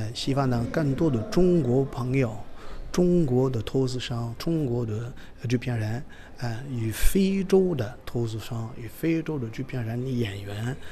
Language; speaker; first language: Chinese; non-native, fluent; French